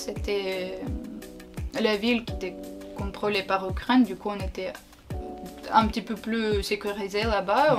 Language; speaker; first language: French; non-native, learner; Ukrainian